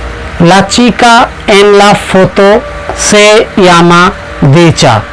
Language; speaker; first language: Spanish; non-native, fluent; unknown